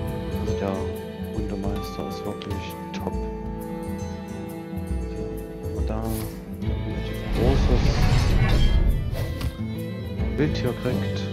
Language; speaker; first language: German; native; German